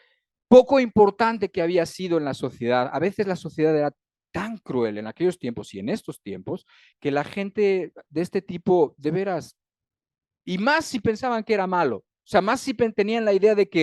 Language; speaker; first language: Spanish; native; Spanish